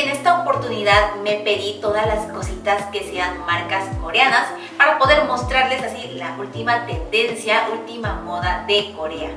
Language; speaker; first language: Spanish; non-native, fluent; Korean